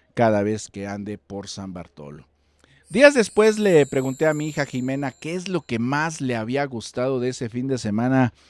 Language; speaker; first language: Spanish; native; Spanish